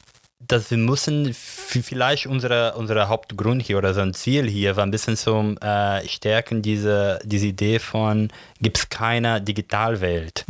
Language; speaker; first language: German; non-native, learner; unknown